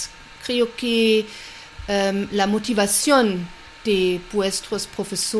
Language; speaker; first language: Spanish; non-native, fluent; German